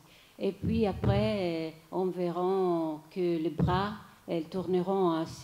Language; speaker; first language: French; non-native, fluent; Italian